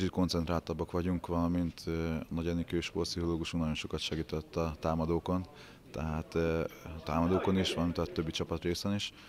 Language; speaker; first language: Hungarian; native; Hungarian